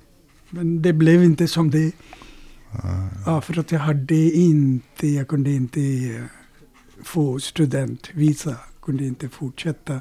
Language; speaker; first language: Swedish; non-native, fluent; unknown